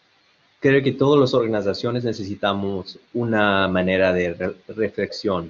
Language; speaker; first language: Spanish; non-native, learner; English